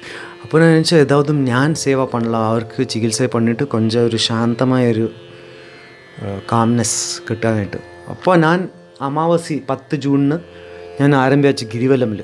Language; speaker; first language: Tamil; non-native, learner; Malayalam